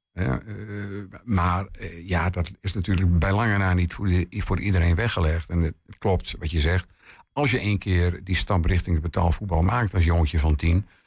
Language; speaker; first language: Dutch; native; Dutch